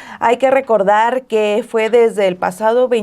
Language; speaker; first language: Spanish; native; Spanish